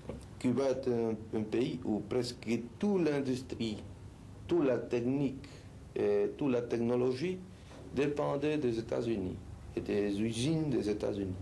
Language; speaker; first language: French; non-native, fluent; Spanish